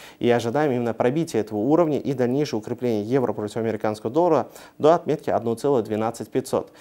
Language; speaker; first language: Russian; non-native, local second language; Uzbek